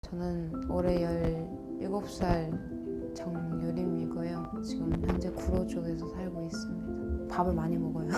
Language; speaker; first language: Korean; non-native, fluent; Chinese